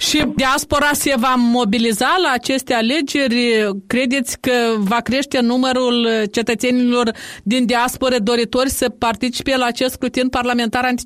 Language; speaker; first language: Romanian; native; Romanian